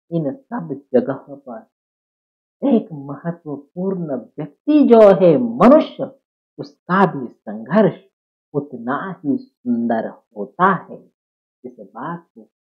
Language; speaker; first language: Hindi; non-native, local second language; Marathi